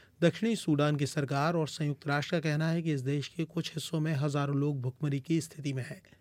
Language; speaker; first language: Hindi; native; Hindi